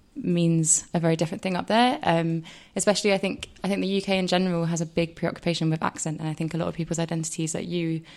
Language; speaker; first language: English; native; English